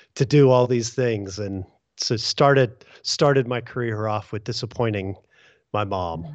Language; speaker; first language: English; early bilingual, other home language; Hindi